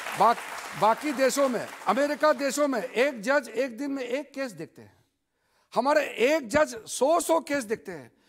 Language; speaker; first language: Hindi; non-native, local second language; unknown